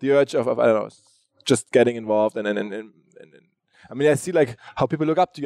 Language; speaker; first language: English; non-native, fluent; German